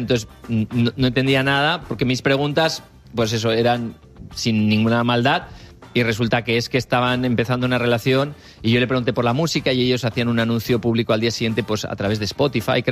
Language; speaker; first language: Spanish; native; Spanish